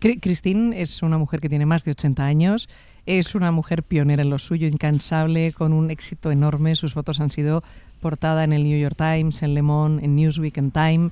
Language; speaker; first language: Spanish; native; Spanish